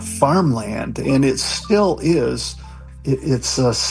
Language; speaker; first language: English; native; English